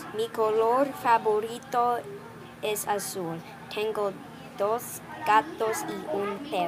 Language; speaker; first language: Spanish; non-native, learner; English